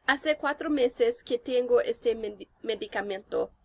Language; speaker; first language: Spanish; non-native, learner; English